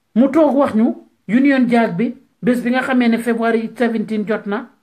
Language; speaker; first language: English; non-native, local second language; Wolof